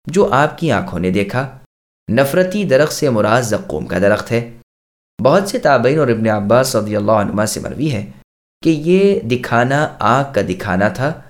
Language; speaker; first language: Urdu; native; Urdu